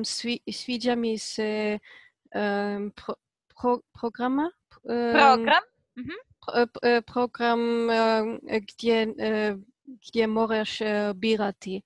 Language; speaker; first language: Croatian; non-native, learner; Polish